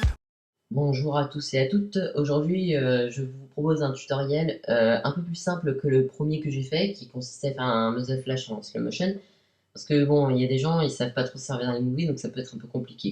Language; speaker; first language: French; native; French